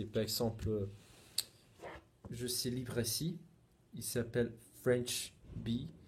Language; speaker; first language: French; non-native, fluent; Spanish